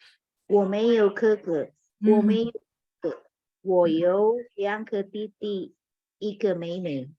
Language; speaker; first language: Chinese; non-native, learner; Indonesian